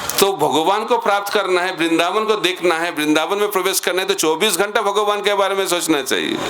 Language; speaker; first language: Hindi; non-native, local second language; Bangla